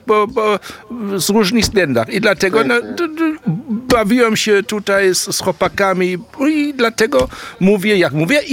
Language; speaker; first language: Polish; early bilingual, heritage; German